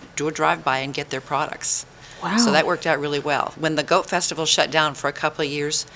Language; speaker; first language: English; native; English